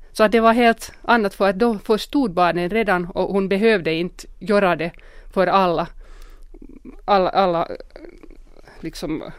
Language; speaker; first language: Swedish; non-native, local second language; Finnish